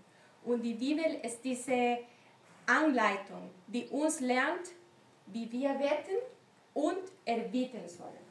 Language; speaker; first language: German; non-native, learner; Spanish